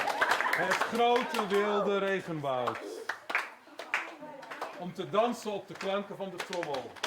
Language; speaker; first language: Dutch; non-native, local second language; Papiamento